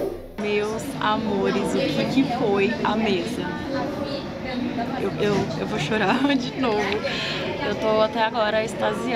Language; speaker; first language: Portuguese; native; Portuguese